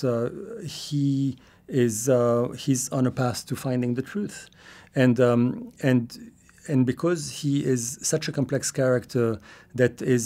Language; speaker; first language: English; non-native, fluent; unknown